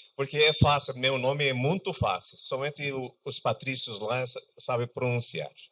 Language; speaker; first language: Portuguese; non-native, fluent; Arabic